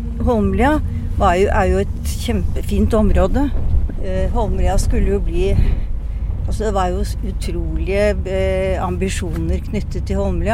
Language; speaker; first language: Norwegian; native; Norwegian